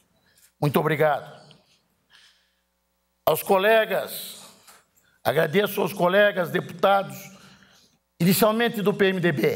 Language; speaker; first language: Portuguese; native; Portuguese